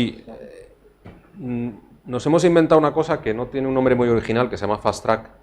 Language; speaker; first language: Spanish; native; Spanish